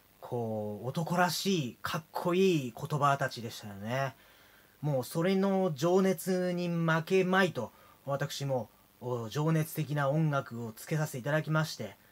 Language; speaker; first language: Japanese; native; Japanese